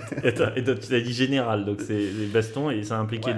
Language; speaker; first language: French; native; French